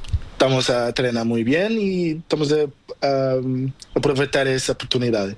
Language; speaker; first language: Spanish; non-native, learner; Portuguese